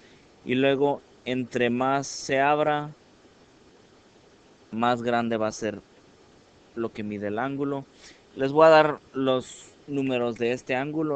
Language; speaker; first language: Spanish; early bilingual, heritage; Spanish